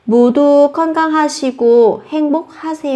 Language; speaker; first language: Korean; non-native, fluent; Vietnamese